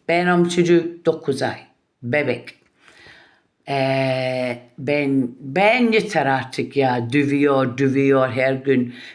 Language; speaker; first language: Turkish; non-native, learner; English